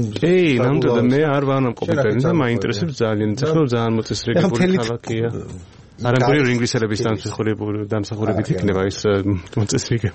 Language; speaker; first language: Georgian; non-native, fluent; English